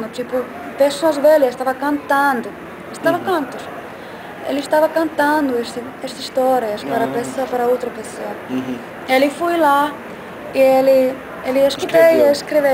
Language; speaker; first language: Portuguese; non-native, learner; Finnish